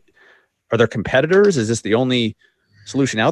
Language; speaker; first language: English; native; English